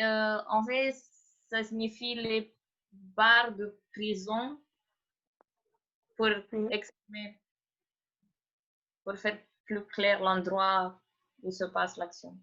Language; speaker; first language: French; non-native, fluent; Romanian